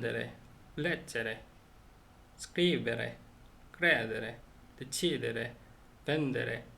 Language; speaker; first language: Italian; non-native, learner; Korean